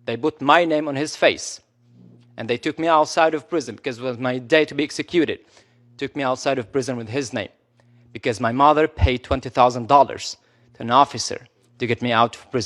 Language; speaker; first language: English; non-native, local second language; Arabic